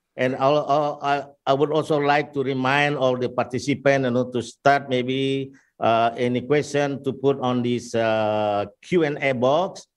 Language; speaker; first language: English; non-native, fluent; Indonesian